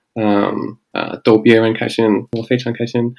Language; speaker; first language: Chinese; non-native, learner; English